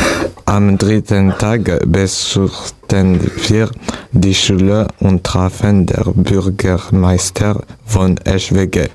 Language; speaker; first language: German; non-native, learner; French